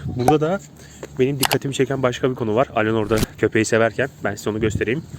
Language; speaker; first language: Turkish; native; Turkish